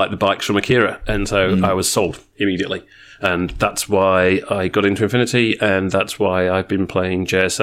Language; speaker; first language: English; native; English